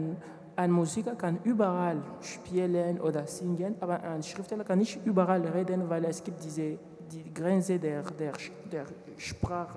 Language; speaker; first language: German; non-native, learner; French